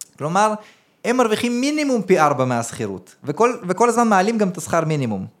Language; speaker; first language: Hebrew; early bilingual, other home language; Russian